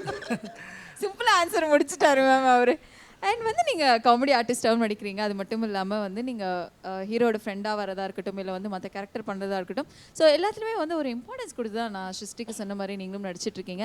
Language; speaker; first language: Tamil; native; Tamil